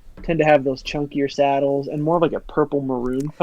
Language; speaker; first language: English; native; English